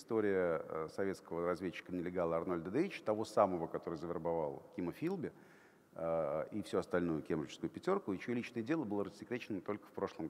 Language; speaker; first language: Russian; native; Russian